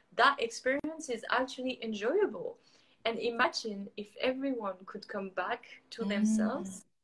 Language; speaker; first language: English; non-native, fluent; French